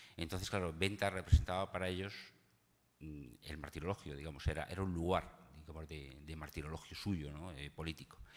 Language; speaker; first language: Spanish; native; Spanish